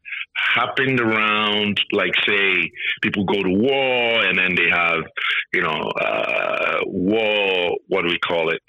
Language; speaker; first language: English; non-native, local second language; Akan